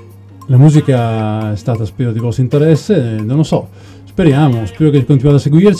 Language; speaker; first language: Italian; native; Italian